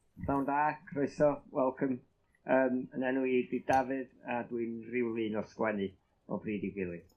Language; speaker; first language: Welsh; native; Welsh